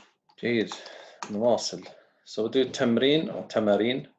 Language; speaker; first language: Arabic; non-native, fluent; English